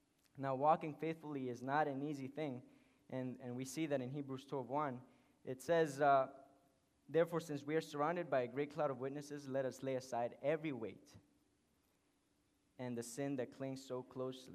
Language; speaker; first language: English; non-native, fluent; Spanish